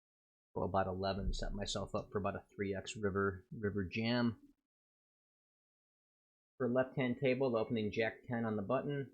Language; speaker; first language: English; native; English